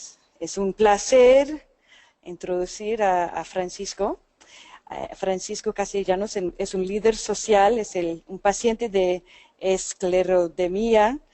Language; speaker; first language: Spanish; non-native, fluent; English